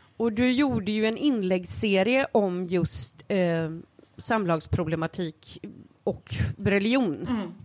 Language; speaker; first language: Swedish; native; Swedish